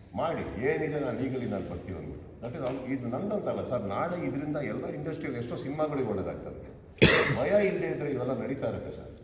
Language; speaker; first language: Kannada; native; Kannada